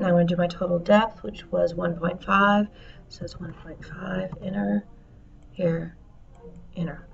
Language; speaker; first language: English; native; English